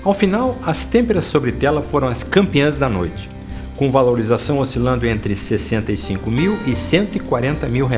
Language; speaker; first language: Portuguese; native; Portuguese